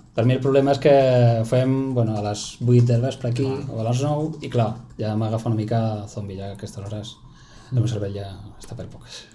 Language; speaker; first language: Catalan; non-native, local second language; Spanish